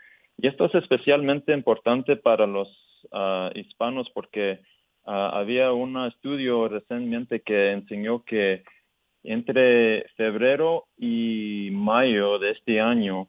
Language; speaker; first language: Spanish; early bilingual, heritage; Spanish